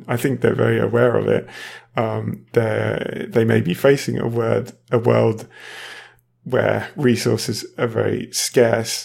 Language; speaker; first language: English; native; English